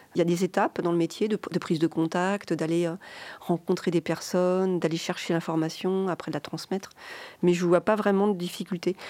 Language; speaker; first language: French; native; French